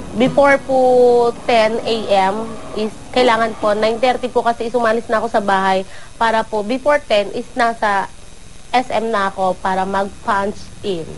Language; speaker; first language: Filipino; native; Filipino